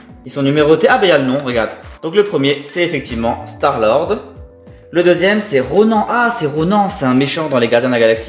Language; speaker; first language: French; native; French